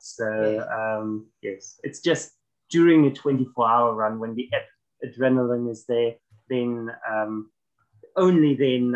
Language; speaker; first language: English; non-native, fluent; German